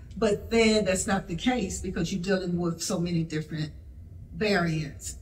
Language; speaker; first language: English; native; English